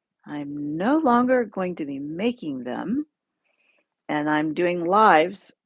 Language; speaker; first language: English; native; English